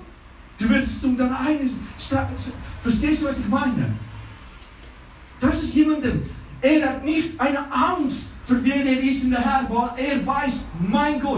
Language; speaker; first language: German; non-native, fluent; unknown